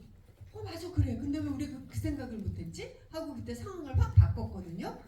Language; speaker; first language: Korean; native; Korean